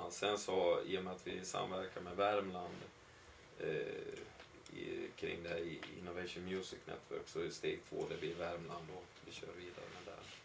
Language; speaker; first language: Swedish; native; Swedish